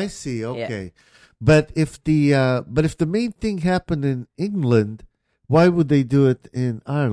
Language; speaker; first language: English; native; English